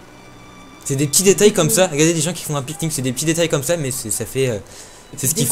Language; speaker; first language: French; native; French